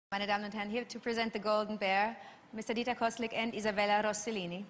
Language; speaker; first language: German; native; German